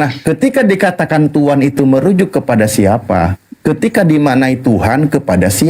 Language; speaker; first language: Indonesian; native; Indonesian